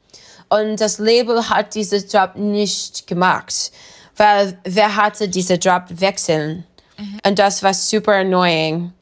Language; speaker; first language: German; non-native, learner; English